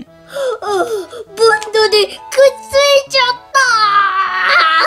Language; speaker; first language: Japanese; native; Japanese